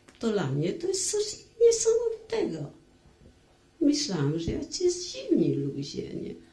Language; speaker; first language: Polish; non-native, fluent; Vietnamese